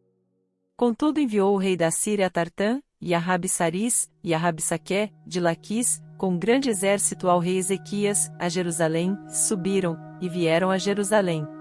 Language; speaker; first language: Portuguese; native; Portuguese